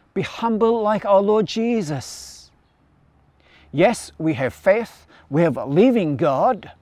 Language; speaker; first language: English; non-native, local second language; Iban